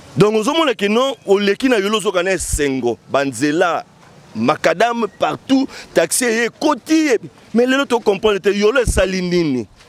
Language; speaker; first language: Lingala; native; Lingala